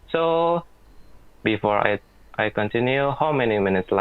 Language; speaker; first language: English; non-native, learner; Indonesian